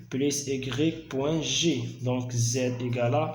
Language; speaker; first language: French; non-native, local second language; Arabic